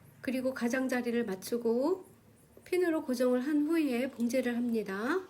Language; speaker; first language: Korean; native; Korean